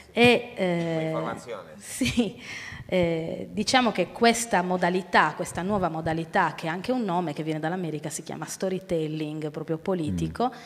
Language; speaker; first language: Italian; native; Italian